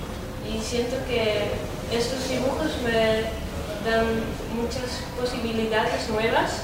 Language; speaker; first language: Spanish; non-native, fluent; Dutch